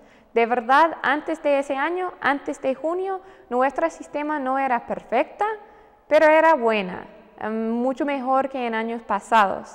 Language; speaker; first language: Spanish; non-native, fluent; English